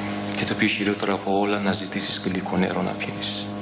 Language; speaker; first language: Greek; non-native, learner; Persian